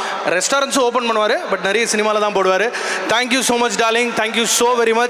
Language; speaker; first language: Tamil; native; Tamil